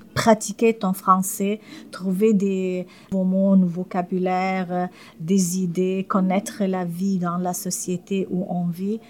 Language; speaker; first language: French; non-native, fluent; Arabic